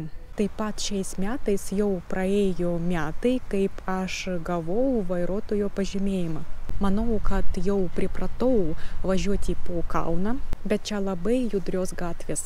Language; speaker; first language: Lithuanian; non-native, learner; Russian